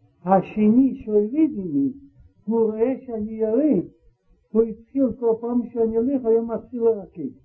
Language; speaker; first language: Hebrew; non-native, learner; Russian